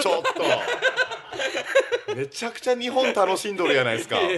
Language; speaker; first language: Japanese; native; Japanese